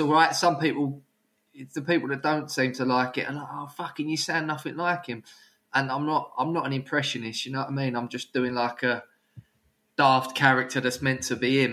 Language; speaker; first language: English; native; English